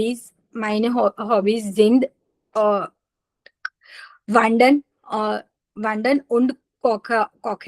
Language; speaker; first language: German; non-native, learner; Gujarati